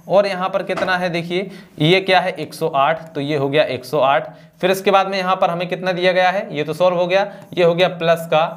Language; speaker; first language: Hindi; native; Hindi